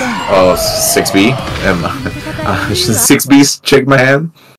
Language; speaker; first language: English; non-native, local second language; Spanish